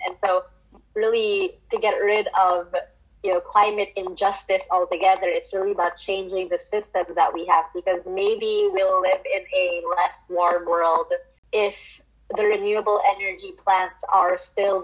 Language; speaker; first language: English; non-native, local second language; Filipino